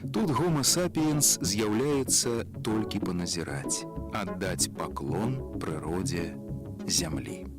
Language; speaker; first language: Belarusian; native; Belarusian